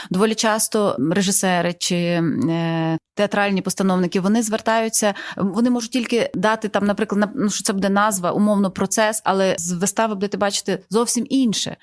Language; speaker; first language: Ukrainian; native; Ukrainian